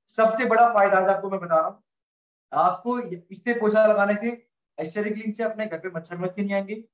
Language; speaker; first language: Hindi; native; Hindi